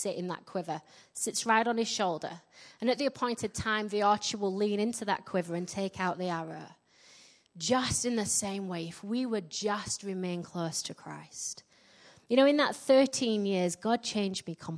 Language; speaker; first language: English; native; English